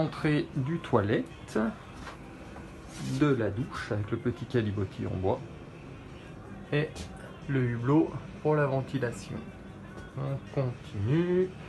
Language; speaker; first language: French; native; French